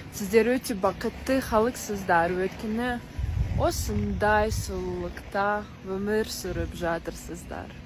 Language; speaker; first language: Kazakh; non-native, learner; Russian